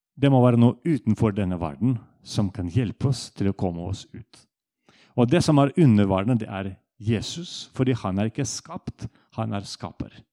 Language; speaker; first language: Norwegian; non-native, fluent; Russian